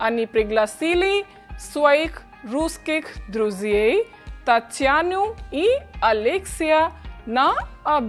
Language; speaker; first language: Russian; non-native, fluent; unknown